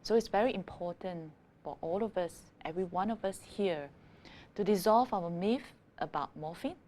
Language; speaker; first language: English; non-native, local second language; Malay